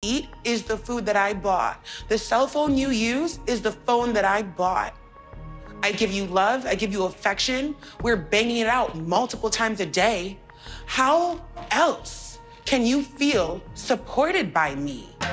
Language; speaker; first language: English; native; English